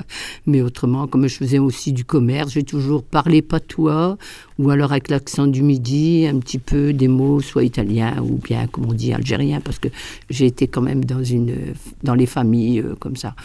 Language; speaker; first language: French; native; French